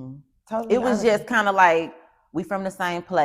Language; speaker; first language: English; native; English